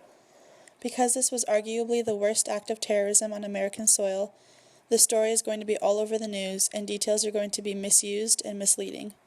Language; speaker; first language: English; native; English